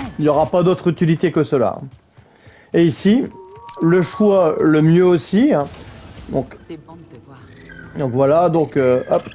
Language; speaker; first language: French; native; French